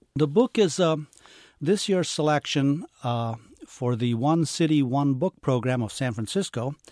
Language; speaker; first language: English; early bilingual, heritage; English